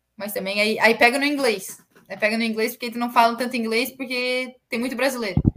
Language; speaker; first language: Portuguese; native; Portuguese